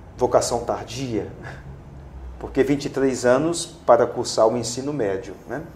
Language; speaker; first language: Portuguese; native; Portuguese